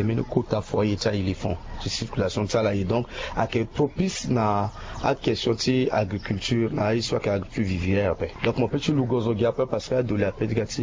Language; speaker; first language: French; non-native, local second language; Sango